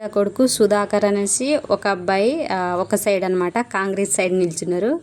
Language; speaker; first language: Telugu; non-native, local second language; Lambadi